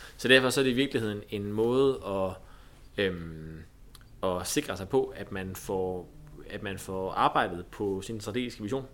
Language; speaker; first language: Danish; native; Danish